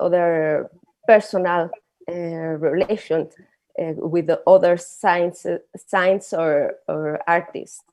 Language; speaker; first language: English; non-native, learner; Spanish